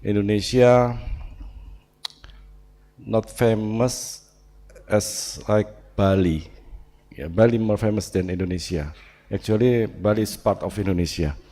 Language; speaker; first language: English; non-native, learner; Indonesian